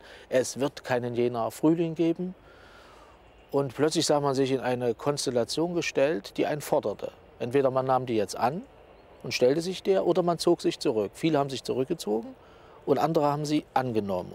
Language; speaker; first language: German; native; German